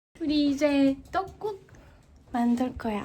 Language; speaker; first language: Korean; non-native, learner; French